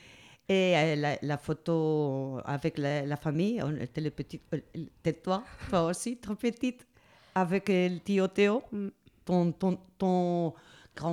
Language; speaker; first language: French; non-native, fluent; Spanish